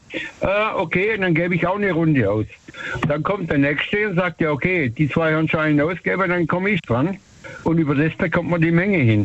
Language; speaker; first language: German; native; German